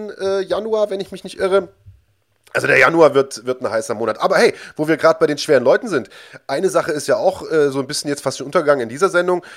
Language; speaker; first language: German; native; German